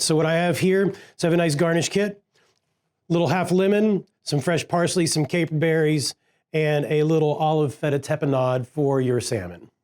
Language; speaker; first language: English; native; English